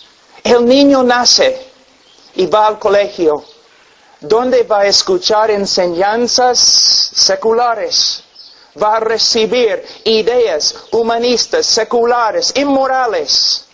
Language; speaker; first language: Spanish; non-native, fluent; English